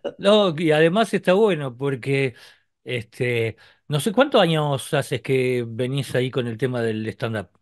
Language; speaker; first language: Spanish; native; Spanish